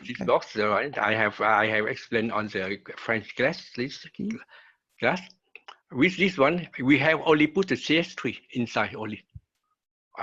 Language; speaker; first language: English; non-native, learner; Vietnamese